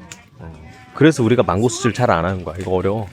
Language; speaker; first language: Korean; native; Korean